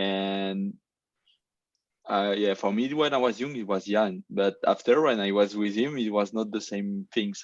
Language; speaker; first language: English; non-native, learner; French